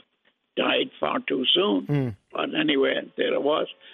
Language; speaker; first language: English; native; English